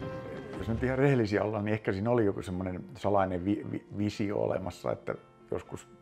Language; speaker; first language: Finnish; native; Finnish